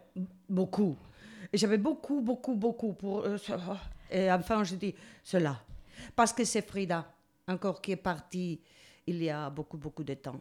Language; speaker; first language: French; non-native, learner; Spanish